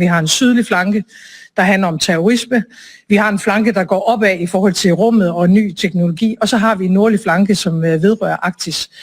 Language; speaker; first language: Danish; native; Danish